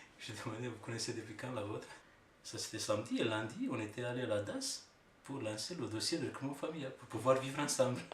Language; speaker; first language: French; non-native, fluent; Romanian